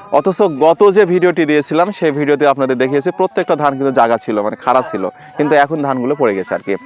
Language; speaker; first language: Bangla; native; Bangla